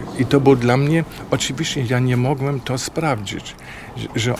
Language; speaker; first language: Polish; non-native, fluent; German